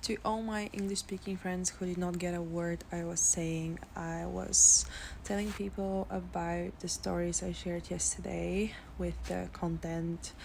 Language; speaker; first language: English; non-native, fluent; Bulgarian